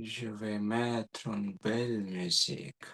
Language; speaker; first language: French; non-native, learner; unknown